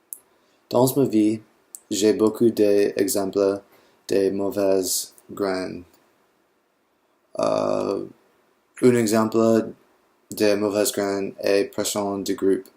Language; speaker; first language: French; non-native, learner; English